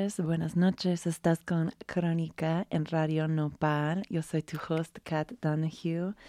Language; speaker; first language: Spanish; non-native, fluent; English